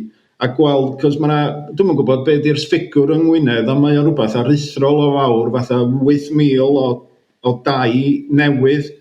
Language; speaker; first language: Welsh; native; Welsh